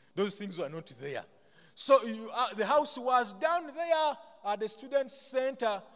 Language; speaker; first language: English; non-native, local second language; Ganda